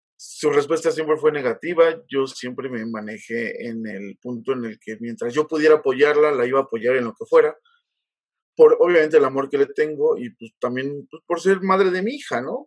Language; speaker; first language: Spanish; native; Spanish